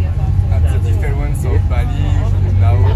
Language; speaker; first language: English; non-native, learner; French